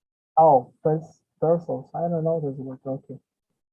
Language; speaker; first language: English; non-native, learner; Spanish